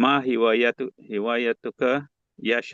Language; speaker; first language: Arabic; non-native, learner; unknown